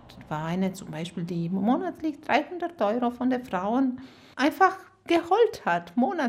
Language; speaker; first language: German; non-native, fluent; Romanian